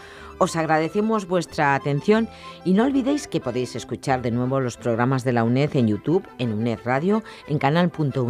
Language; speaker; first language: Spanish; native; Spanish